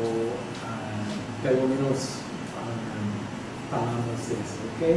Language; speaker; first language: Portuguese; non-native, fluent; English